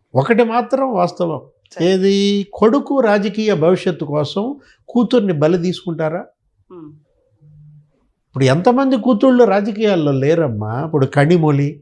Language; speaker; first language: Telugu; native; Telugu